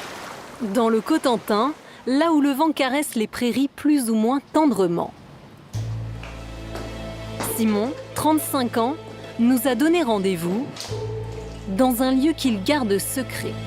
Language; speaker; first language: French; native; French